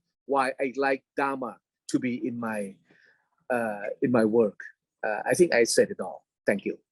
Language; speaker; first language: English; non-native, fluent; Thai